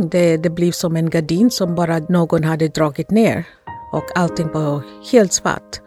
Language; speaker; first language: Swedish; non-native, fluent; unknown